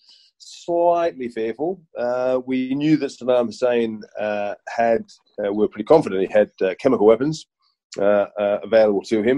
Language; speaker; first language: English; native; English